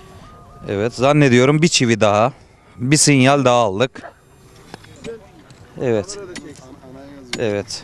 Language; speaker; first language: Turkish; native; Turkish